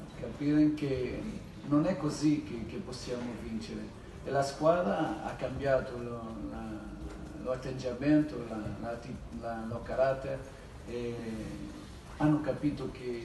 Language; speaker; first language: Italian; non-native, learner; Portuguese